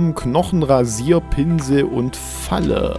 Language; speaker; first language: German; native; German